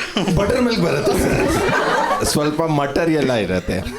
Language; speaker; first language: Kannada; non-native, local second language; Punjabi